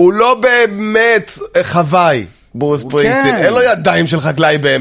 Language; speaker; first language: Hebrew; native; Hebrew